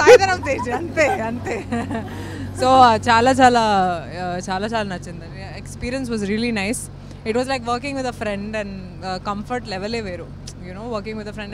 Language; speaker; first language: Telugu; non-native, fluent; Hindi